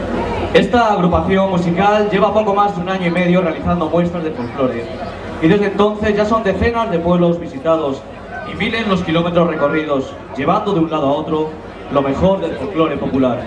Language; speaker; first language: Spanish; native; Spanish